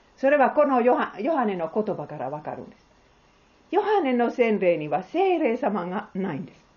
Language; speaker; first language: Japanese; non-native, fluent; Finnish